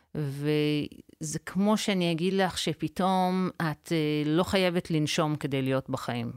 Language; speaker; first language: Hebrew; early bilingual, other home language; English